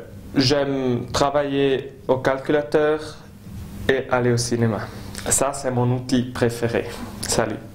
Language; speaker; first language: French; non-native, local second language; German